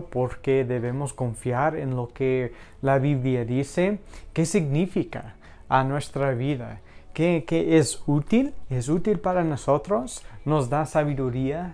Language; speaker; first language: Spanish; non-native, fluent; English